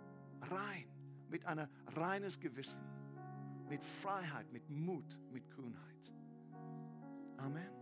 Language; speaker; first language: German; non-native, learner; English